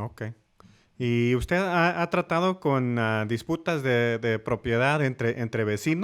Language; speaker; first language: Spanish; early bilingual, heritage; Spanish